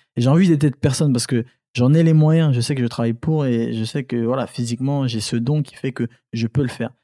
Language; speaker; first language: French; early bilingual, other home language; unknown